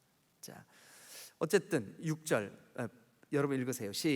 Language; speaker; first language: Korean; native; Korean